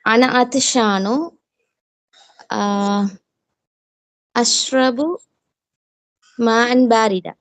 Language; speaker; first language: Arabic; non-native, learner; Tamil